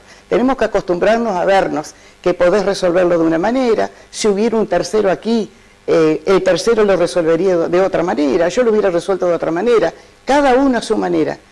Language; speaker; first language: Spanish; native; Spanish